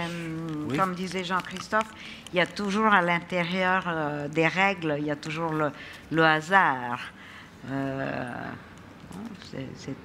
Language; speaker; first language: French; non-native, fluent; Italian